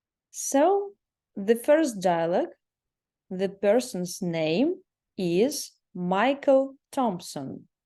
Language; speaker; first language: English; non-native, fluent; Ukrainian